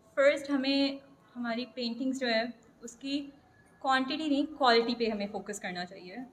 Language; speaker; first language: Urdu; early bilingual, heritage; Urdu